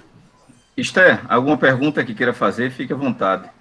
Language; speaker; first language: Portuguese; native; Portuguese